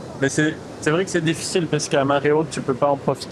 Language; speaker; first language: French; native; French